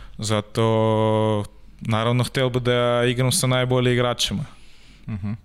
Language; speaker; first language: Serbian; non-native, learner; Russian